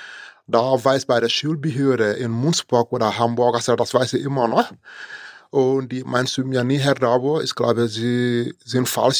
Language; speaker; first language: German; non-native, fluent; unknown